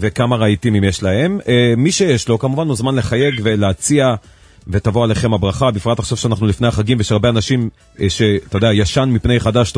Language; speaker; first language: Hebrew; native; Hebrew